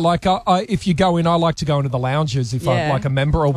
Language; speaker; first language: English; native; English